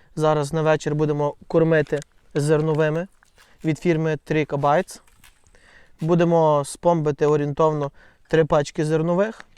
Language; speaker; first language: Ukrainian; native; Ukrainian